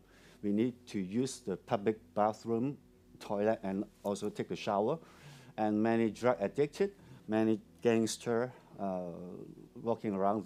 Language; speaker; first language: English; non-native, local second language; Cantonese